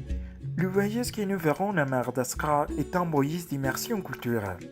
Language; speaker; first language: French; non-native, learner; Spanish